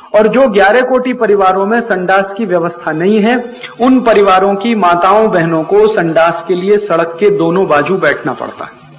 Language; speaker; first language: Hindi; native; Hindi